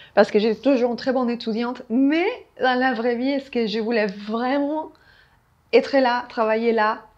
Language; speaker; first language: French; non-native, fluent; Spanish